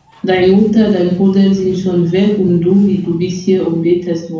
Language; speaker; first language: German; non-native, fluent; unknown